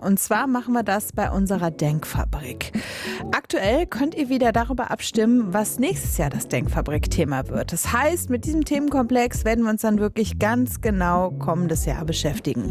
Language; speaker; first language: German; native; German